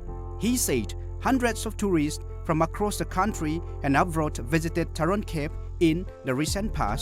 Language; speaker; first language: English; non-native, local second language; Manipuri